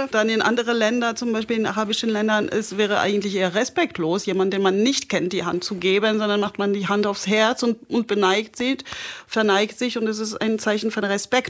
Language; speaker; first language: German; non-native, fluent; French